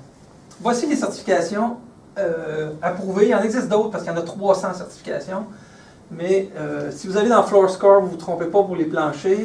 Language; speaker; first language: French; native; French